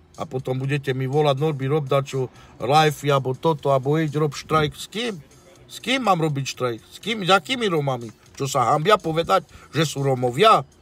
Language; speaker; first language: Slovak; non-native, local second language; Romany